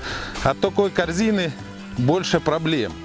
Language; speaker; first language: Russian; native; Russian